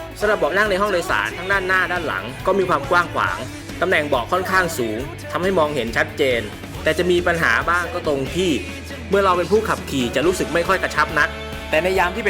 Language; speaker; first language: Thai; native; Thai